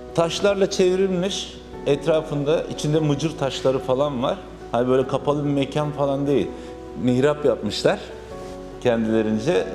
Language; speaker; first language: Turkish; native; Turkish